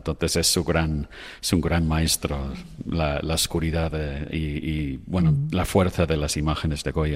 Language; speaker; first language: Spanish; non-native, fluent; French